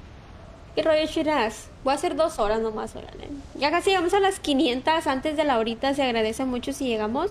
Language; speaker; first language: Spanish; native; Spanish